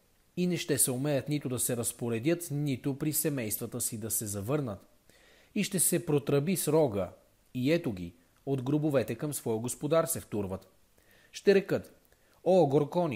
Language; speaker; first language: Bulgarian; native; Bulgarian